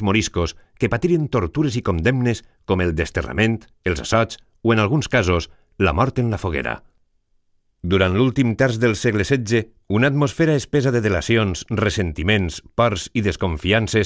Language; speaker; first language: Catalan; native; Catalan